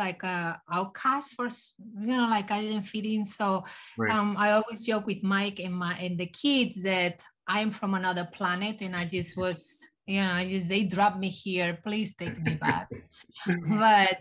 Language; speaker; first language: English; non-native, fluent; Spanish